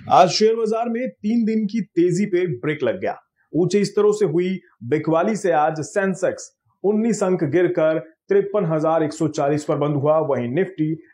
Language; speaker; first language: Hindi; native; Hindi